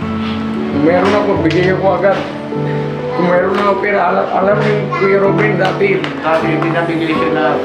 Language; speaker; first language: Filipino; non-native, learner; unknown